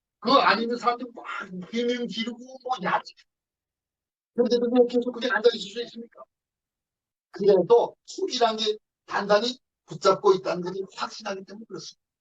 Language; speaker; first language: Korean; native; Korean